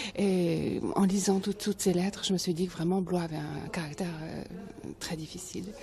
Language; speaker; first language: French; native; French